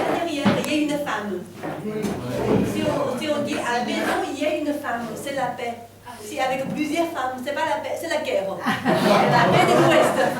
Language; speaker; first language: French; non-native, learner; Chinese